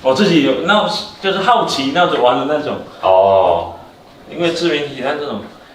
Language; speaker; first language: Chinese; native; Chinese